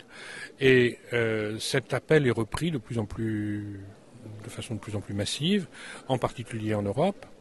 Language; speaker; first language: French; native; French